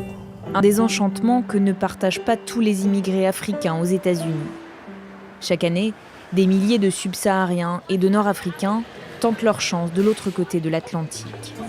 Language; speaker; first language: French; native; French